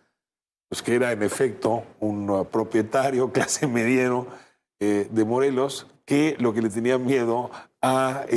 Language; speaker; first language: Spanish; native; Spanish